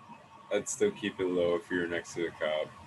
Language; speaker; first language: English; native; English